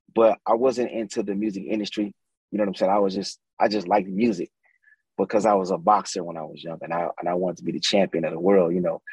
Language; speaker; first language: English; native; English